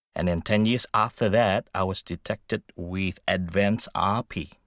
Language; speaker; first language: English; non-native, fluent; Indonesian